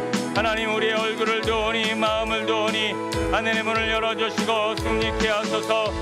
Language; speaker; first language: Korean; native; Korean